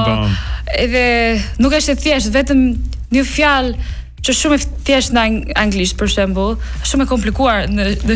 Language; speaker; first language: Albanian; non-native, learner; English